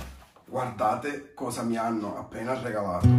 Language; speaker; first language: Italian; native; Italian